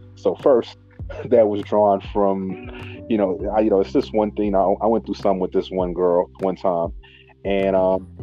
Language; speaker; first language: English; non-native, local second language; Shona